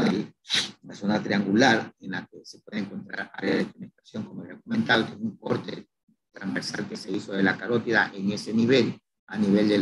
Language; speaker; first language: Spanish; native; Spanish